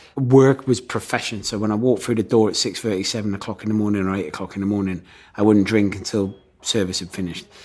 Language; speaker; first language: English; native; English